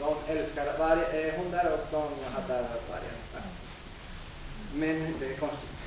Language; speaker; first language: Swedish; non-native, learner; Spanish